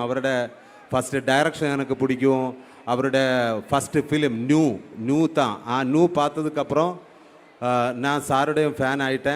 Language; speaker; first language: Tamil; non-native, learner; Malayalam